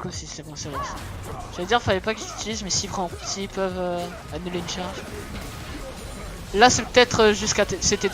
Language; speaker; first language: French; native; French